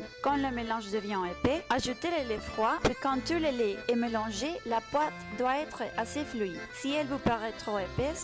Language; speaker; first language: French; non-native, learner; Spanish